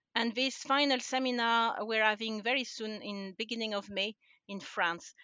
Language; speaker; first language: English; non-native, fluent; French